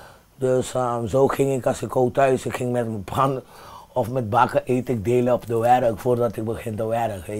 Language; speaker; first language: Dutch; non-native, fluent; Papiamento